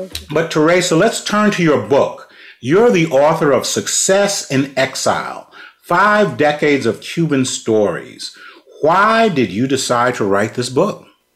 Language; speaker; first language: English; native; English